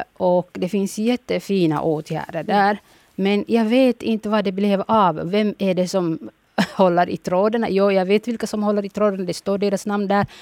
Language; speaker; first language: Swedish; early bilingual, other home language; Somali